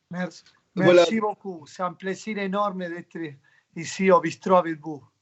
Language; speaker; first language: French; non-native, fluent; Spanish